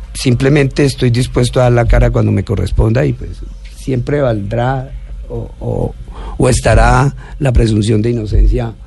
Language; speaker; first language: Spanish; native; Spanish